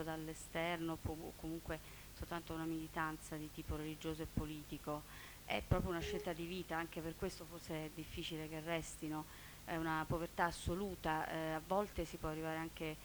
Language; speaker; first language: Italian; native; Italian